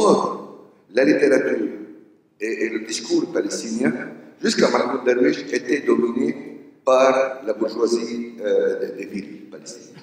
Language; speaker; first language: French; non-native, local second language; Arabic